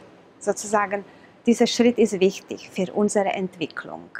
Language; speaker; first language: German; non-native, fluent; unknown